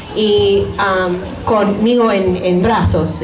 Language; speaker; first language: Spanish; early bilingual, heritage; Spanish